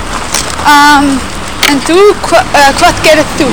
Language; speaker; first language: Icelandic; non-native, learner; English